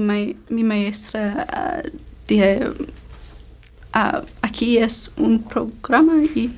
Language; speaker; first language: Spanish; non-native, learner; English